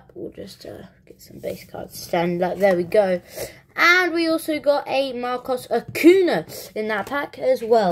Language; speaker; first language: English; native; English